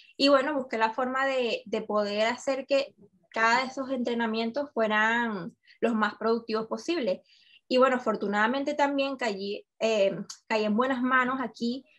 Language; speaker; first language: Spanish; native; Spanish